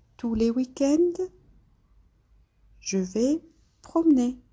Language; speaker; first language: French; non-native, fluent; Spanish